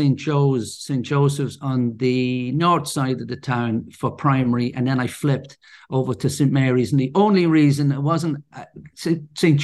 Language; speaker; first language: English; native; English